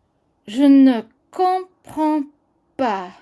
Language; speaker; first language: French; non-native, fluent; English